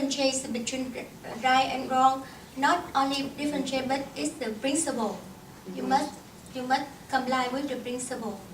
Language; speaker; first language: English; non-native, learner; Vietnamese